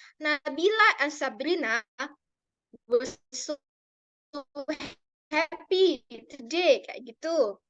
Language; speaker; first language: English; non-native, learner; Indonesian